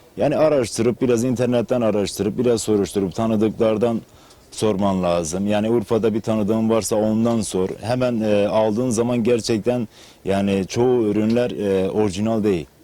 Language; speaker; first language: Turkish; native; Turkish